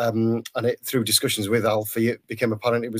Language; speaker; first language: English; native; English